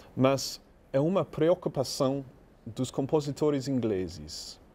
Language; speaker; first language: Portuguese; non-native, learner; English